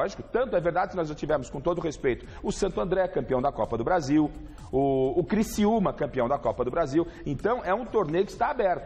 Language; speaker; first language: Portuguese; native; Portuguese